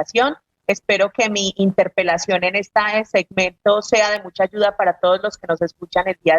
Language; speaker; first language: Spanish; native; Spanish